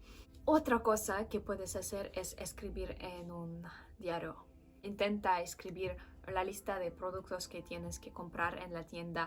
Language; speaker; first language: Spanish; non-native, fluent; Russian